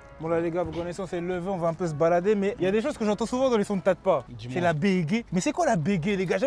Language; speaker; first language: French; native; French